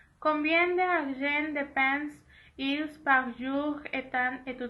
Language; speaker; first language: French; non-native, learner; Spanish